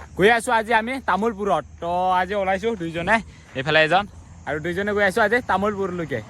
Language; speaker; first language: Assamese; native; Assamese